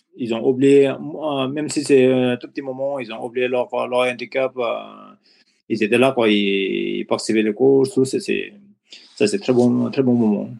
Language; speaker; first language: French; non-native, learner; Nepali